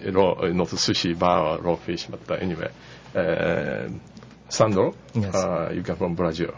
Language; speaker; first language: English; non-native, learner; Japanese